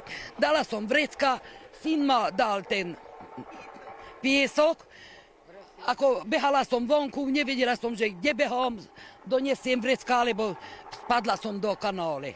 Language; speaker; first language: Slovak; non-native, local second language; Hungarian